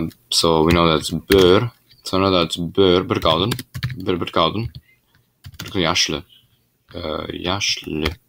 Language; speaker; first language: Turkish; non-native, learner; English